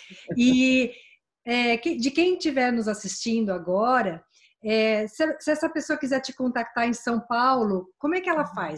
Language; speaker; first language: Portuguese; native; Portuguese